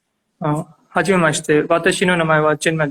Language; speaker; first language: Japanese; non-native, learner; Hindi